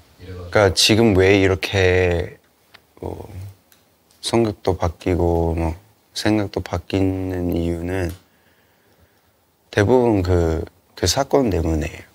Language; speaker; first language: Korean; non-native, learner; Cantonese